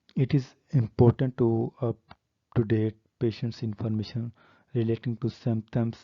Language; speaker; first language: English; non-native, local second language; Urdu